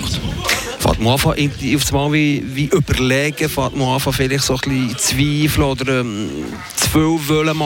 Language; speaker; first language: German; native; German